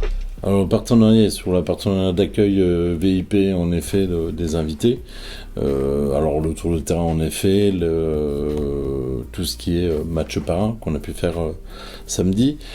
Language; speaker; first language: French; native; French